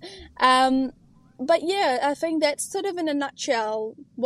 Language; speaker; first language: English; early bilingual, other home language; Urdu